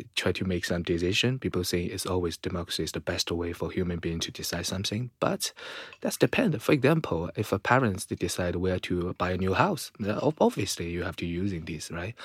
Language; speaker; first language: English; non-native, fluent; Chinese